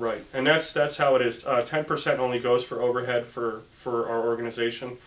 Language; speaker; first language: English; native; English